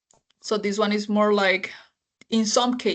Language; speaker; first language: English; non-native, fluent; Spanish